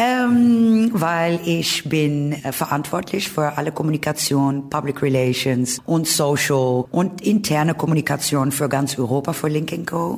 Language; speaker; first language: German; non-native, learner; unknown